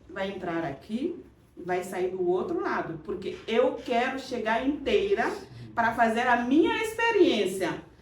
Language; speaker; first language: Portuguese; non-native, fluent; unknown